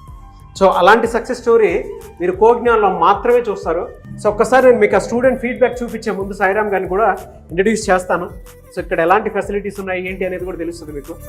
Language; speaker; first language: Telugu; native; Telugu